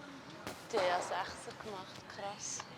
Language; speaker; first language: German; native; German